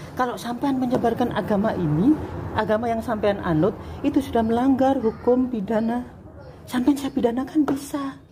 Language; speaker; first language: Malay; non-native, local second language; Javanese